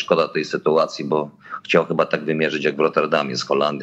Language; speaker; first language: Polish; native; Polish